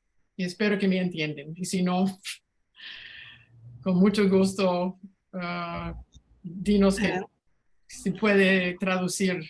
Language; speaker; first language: Spanish; non-native, learner; English